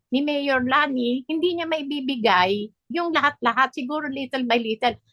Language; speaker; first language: Filipino; native; Filipino